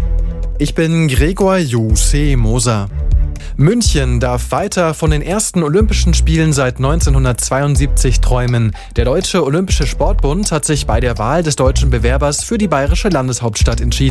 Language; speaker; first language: German; native; German